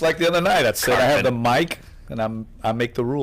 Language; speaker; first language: English; native; English